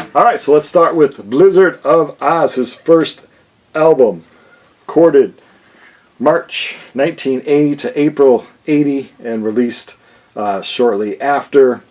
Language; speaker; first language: English; native; English